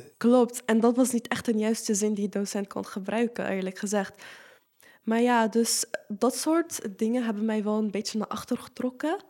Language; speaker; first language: Dutch; non-native, fluent; Arabic